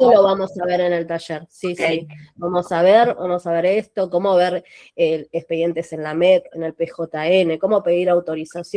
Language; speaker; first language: Spanish; native; Spanish